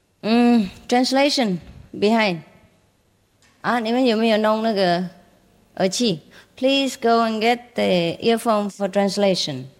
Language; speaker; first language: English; non-native, fluent; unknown